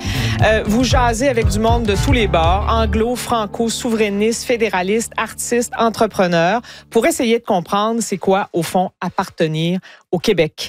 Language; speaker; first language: French; native; French